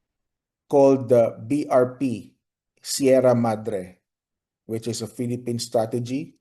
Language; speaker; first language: English; non-native, local second language; Filipino